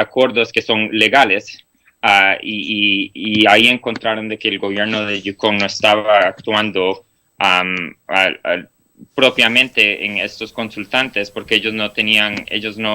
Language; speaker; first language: Spanish; non-native, fluent; English